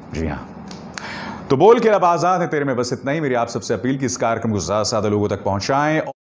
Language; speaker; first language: Hindi; native; Hindi